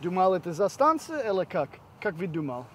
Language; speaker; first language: Russian; non-native, learner; English